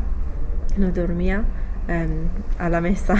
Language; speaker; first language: Spanish; non-native, learner; English